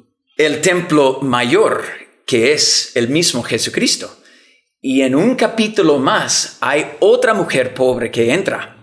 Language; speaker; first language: Spanish; non-native, fluent; English